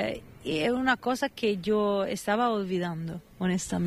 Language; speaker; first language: Spanish; non-native, fluent; Italian